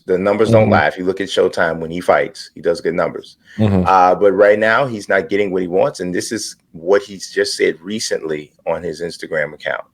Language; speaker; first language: English; native; English